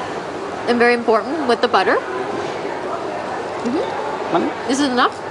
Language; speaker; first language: English; native; English